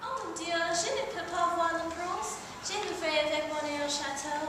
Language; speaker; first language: French; non-native, learner; English